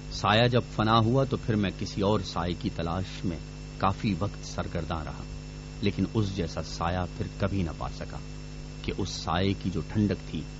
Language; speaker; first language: Urdu; non-native, local second language; Pashto